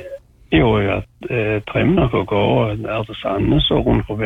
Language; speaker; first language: Norwegian; native; Norwegian